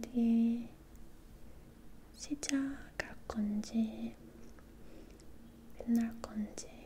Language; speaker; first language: Korean; non-native, learner; English